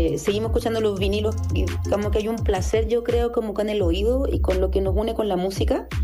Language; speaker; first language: Spanish; early bilingual, heritage; Spanish